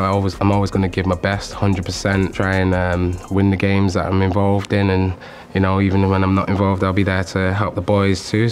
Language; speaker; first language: English; native; English